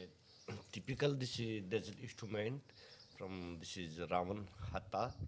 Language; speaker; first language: English; non-native, learner; Hindi